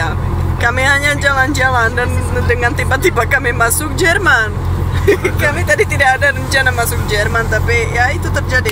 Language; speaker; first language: Indonesian; non-native, fluent; Czech